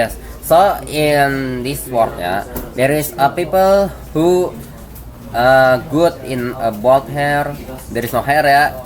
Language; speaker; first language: English; non-native, learner; Indonesian